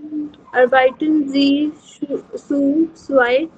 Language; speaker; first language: German; non-native, learner; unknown